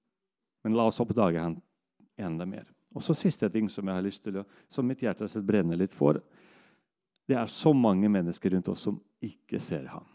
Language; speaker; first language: Norwegian; non-native, fluent; Russian